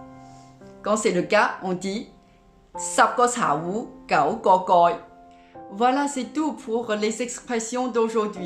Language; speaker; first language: French; non-native, fluent; Cantonese